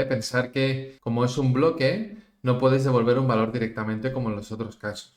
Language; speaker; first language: Spanish; native; Spanish